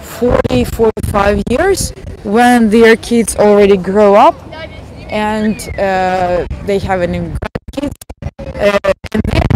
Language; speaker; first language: English; non-native, fluent; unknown